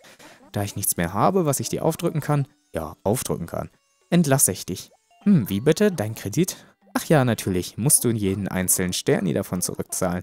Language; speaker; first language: German; native; German